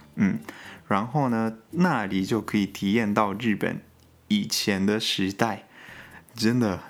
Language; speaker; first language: Chinese; non-native, fluent; Japanese